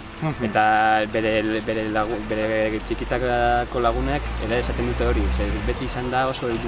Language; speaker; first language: Basque; non-native, local second language; Spanish